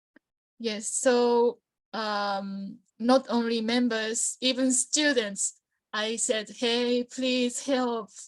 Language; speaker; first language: English; non-native, learner; Japanese